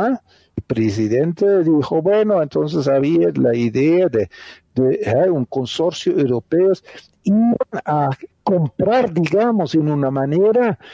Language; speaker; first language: Spanish; non-native, fluent; Dutch